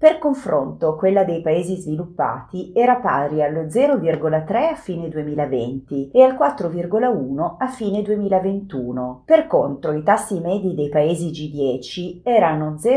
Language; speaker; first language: Italian; native; Italian